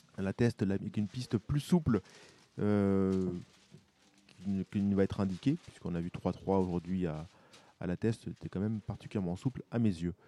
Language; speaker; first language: French; native; French